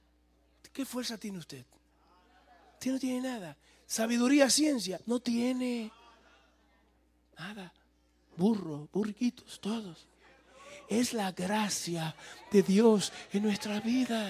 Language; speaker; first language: Spanish; native; Spanish